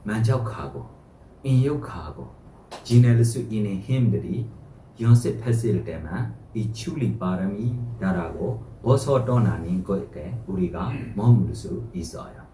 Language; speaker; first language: Korean; non-native, fluent; Burmese